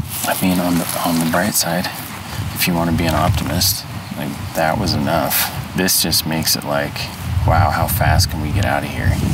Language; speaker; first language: English; native; English